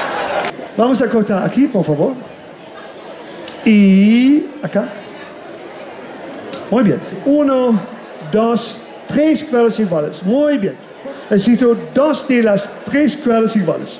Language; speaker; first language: Spanish; non-native, fluent; German